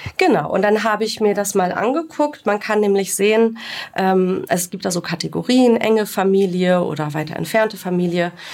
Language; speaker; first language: German; early bilingual, other home language; Greek